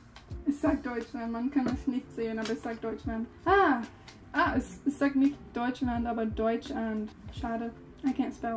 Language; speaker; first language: German; non-native, learner; English